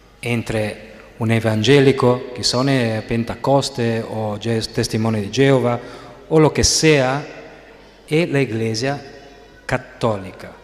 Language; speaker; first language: Spanish; non-native, fluent; Italian